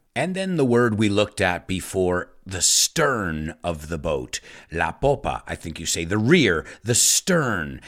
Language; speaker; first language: English; native; English